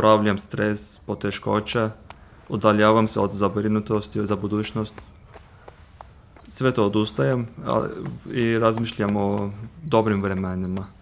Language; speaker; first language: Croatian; non-native, fluent; Turkish